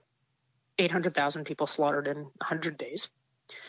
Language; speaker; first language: English; native; English